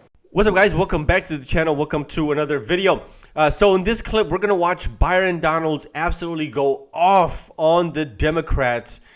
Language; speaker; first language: English; native; English